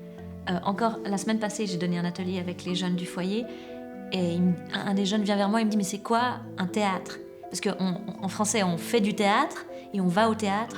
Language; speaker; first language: French; native; French